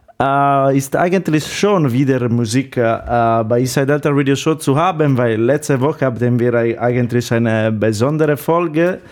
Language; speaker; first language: German; non-native, learner; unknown